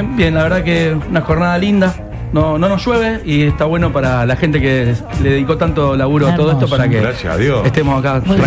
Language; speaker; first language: Spanish; native; Spanish